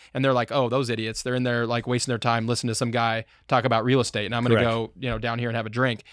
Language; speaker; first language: English; native; English